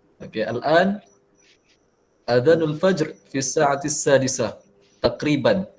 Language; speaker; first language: Arabic; non-native, fluent; Malay